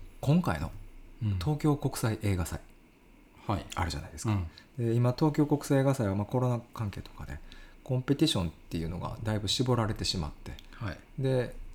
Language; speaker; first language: Japanese; native; Japanese